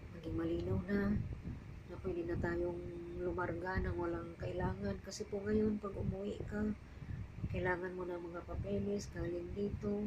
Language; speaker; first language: Filipino; non-native, local second language; Cebuano